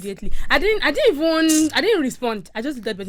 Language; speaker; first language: English; non-native, local second language; Yoruba